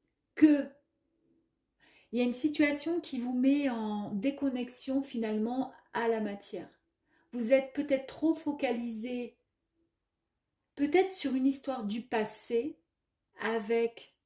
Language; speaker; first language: French; native; French